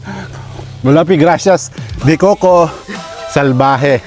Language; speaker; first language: Spanish; non-native, learner; Filipino